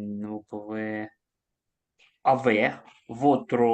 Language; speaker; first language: French; non-native, learner; Russian